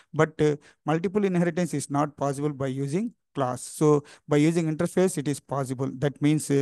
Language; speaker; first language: English; non-native, local second language; Telugu